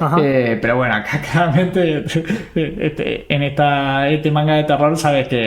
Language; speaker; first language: Spanish; native; Spanish